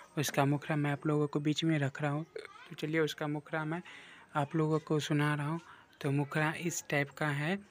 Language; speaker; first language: Hindi; native; Hindi